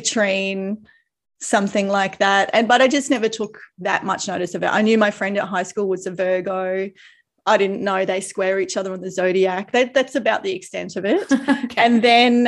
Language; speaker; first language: English; native; English